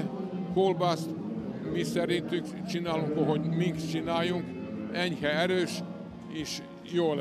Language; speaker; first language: Hungarian; non-native, local second language; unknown